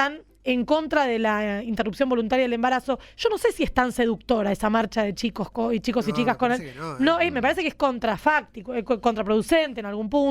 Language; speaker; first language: Spanish; native; Spanish